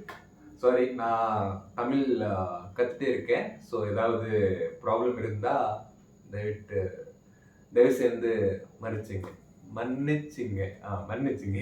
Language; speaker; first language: Tamil; non-native, learner; Malayalam